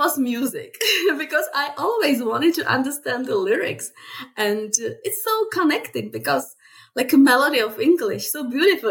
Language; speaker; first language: English; non-native, fluent; Czech